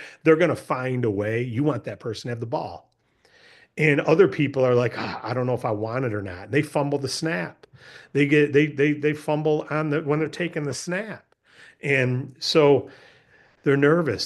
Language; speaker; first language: English; native; English